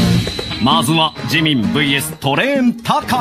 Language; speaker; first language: Japanese; native; Japanese